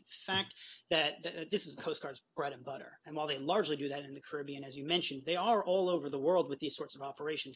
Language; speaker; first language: English; native; English